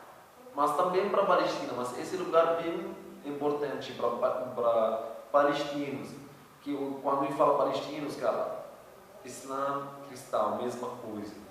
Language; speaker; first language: Portuguese; non-native, learner; Arabic